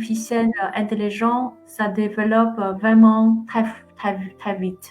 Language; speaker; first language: French; non-native, fluent; Vietnamese